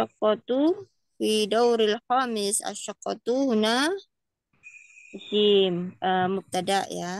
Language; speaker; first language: Arabic; non-native, fluent; Indonesian